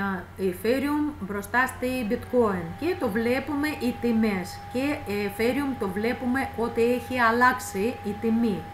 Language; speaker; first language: Greek; non-native, fluent; Russian